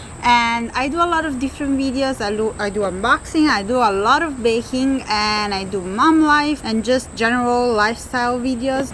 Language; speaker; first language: English; non-native, fluent; Italian